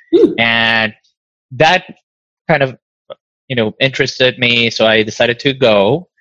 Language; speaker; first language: English; non-native, fluent; Spanish